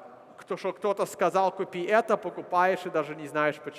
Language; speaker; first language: Russian; early bilingual, heritage; Russian